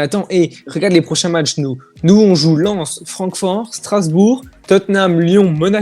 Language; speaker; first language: French; native; French